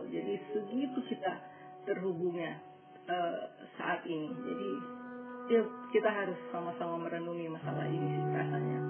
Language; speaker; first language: Indonesian; native; Indonesian